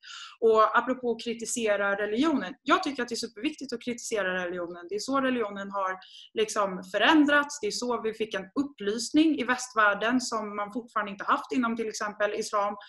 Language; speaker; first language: Swedish; native; Swedish